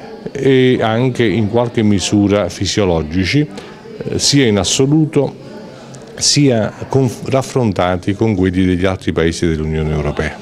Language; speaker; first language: Italian; native; Italian